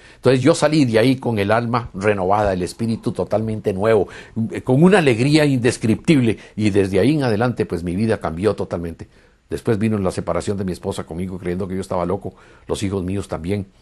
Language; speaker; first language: Spanish; native; Spanish